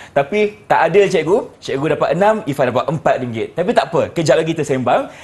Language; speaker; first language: Malay; native; Malay